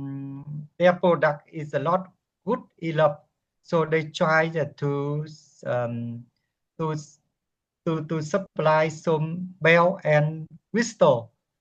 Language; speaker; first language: English; non-native, learner; Vietnamese